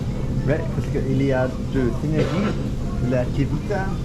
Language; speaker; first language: French; non-native, learner; Spanish